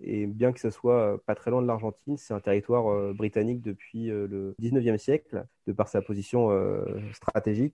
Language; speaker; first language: French; native; French